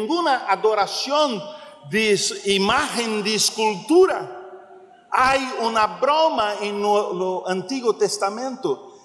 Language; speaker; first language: Spanish; non-native, learner; Portuguese